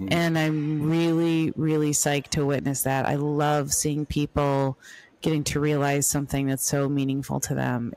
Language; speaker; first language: English; native; English